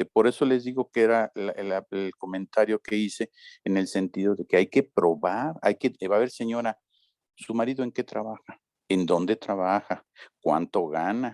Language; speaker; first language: Spanish; native; Spanish